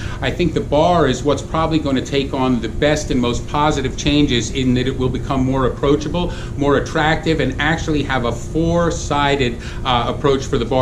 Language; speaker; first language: English; native; English